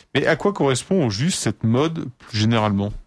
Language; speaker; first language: French; native; French